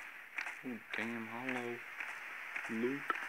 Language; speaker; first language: Dutch; native; Dutch